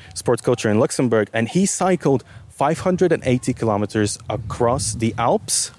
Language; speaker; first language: English; non-native, fluent; Bulgarian